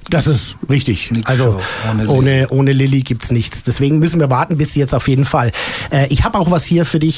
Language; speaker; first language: German; native; German